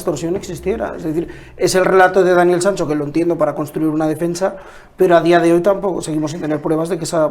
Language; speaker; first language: Spanish; native; Spanish